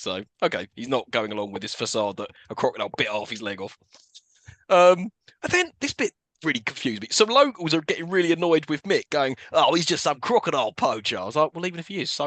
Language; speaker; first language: English; native; English